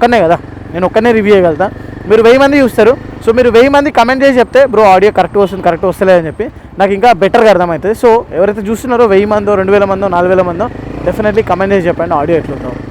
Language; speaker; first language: Telugu; native; Telugu